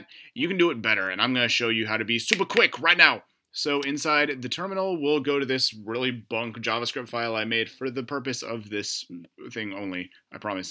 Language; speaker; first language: English; native; English